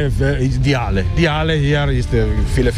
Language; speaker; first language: German; non-native, learner; Italian